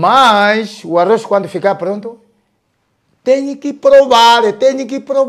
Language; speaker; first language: Portuguese; non-native, local second language; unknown